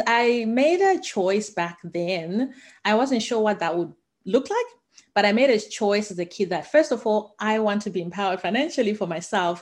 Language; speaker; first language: English; non-native, local second language; Shona